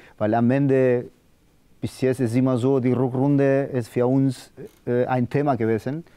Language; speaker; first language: German; non-native, learner; Spanish